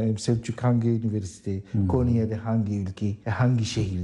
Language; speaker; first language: Turkish; non-native, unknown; Arabic